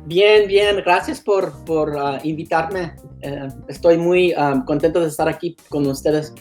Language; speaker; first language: Spanish; early bilingual, heritage; Spanish